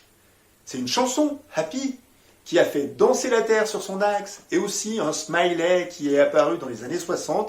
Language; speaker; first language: French; native; French